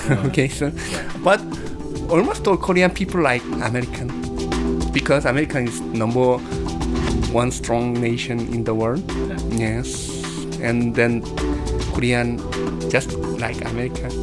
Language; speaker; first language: English; non-native, learner; Korean